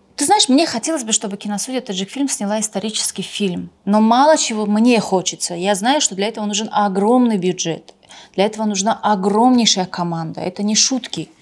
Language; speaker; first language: Russian; non-native, local second language; Tajik